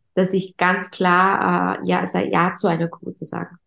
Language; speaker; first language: German; native; German